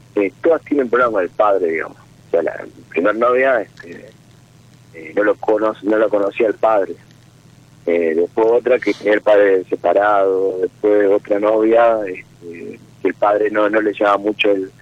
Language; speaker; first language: Spanish; native; Spanish